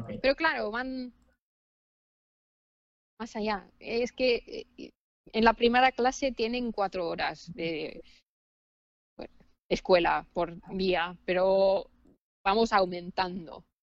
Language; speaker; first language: Spanish; non-native, fluent; Finnish